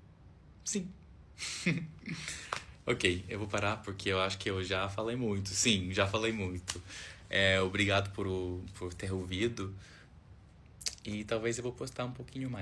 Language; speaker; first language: Portuguese; non-native, fluent; English